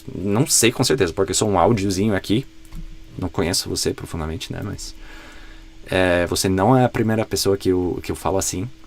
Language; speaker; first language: Portuguese; non-native, fluent; English